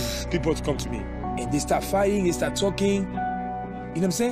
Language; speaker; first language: English; non-native, fluent; Lingala